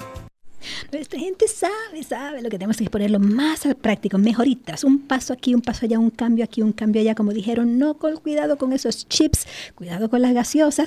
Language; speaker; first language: Spanish; native; Spanish